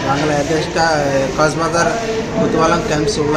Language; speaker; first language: Hindi; non-native, learner; Rohingya